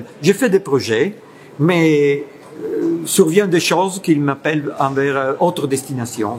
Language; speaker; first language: French; non-native, fluent; Italian